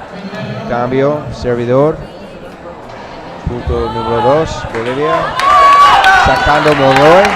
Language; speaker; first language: Spanish; non-native, learner; English